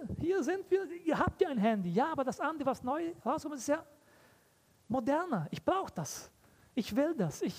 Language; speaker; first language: German; early bilingual, heritage; German